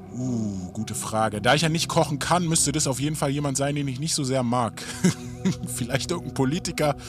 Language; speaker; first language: German; native; German